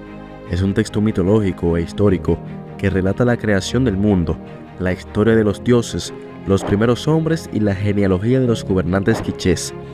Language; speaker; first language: Spanish; native; Spanish